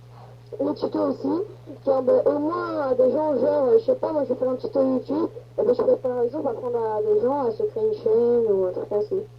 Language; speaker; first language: French; native; French